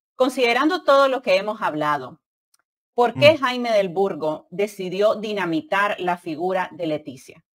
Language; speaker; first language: Spanish; native; Spanish